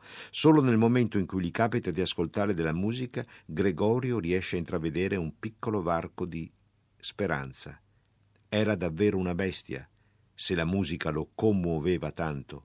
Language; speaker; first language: Italian; native; Italian